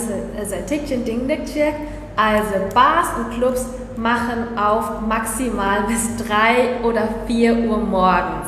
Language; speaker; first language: German; early bilingual, other home language; Vietnamese